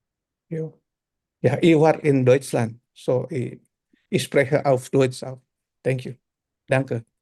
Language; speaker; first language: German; non-native, learner; Indonesian